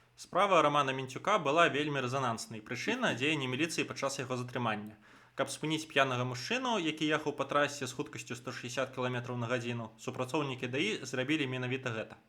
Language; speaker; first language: Belarusian; non-native, local second language; Russian